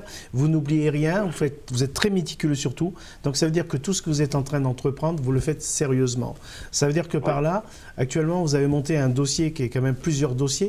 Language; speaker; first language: French; native; French